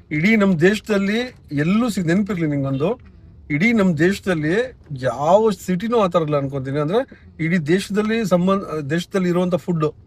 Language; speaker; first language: Kannada; non-native, local second language; Tulu